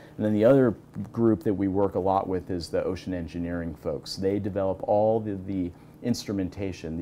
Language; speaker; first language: English; native; English